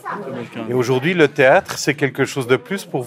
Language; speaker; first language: French; native; French